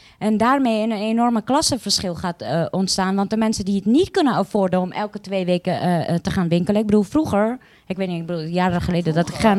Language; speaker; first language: Dutch; early bilingual, other home language; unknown